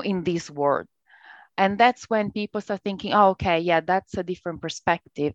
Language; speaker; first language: English; non-native, fluent; Italian